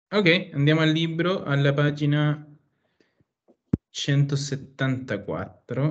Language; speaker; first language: Italian; non-native, fluent; Spanish